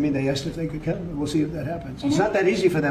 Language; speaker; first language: English; native; English